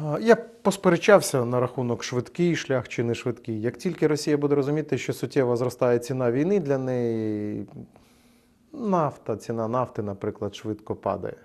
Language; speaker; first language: Ukrainian; native; Ukrainian